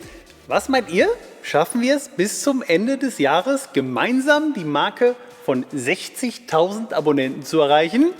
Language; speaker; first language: German; native; German